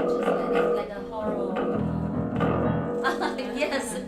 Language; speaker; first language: English; non-native, learner; Vietnamese